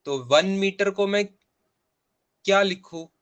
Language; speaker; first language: Hindi; non-native, local second language; Marathi